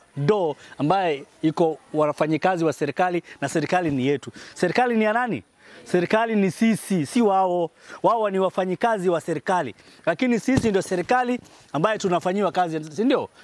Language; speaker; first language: Swahili; native; Swahili